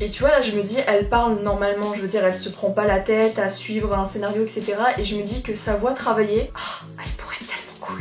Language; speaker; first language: French; native; French